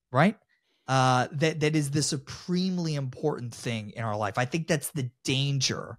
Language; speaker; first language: English; native; English